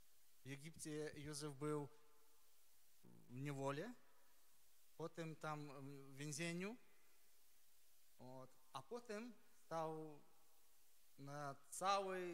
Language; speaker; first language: Polish; non-native, learner; Ukrainian